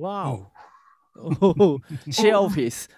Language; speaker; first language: English; non-native, learner; Japanese